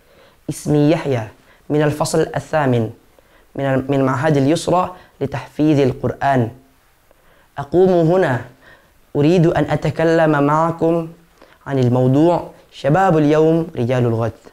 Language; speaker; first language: Arabic; non-native, learner; Indonesian